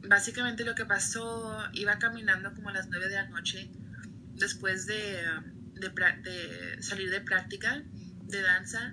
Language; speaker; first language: Spanish; early bilingual, other home language; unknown